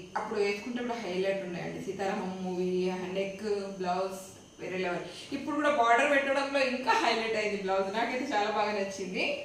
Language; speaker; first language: Telugu; native; Telugu